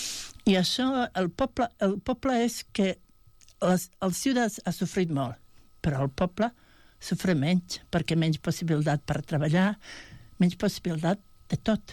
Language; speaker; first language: Catalan; non-native, fluent; Bosnian